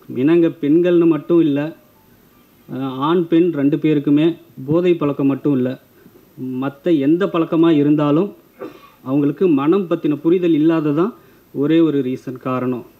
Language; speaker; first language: Tamil; native; Tamil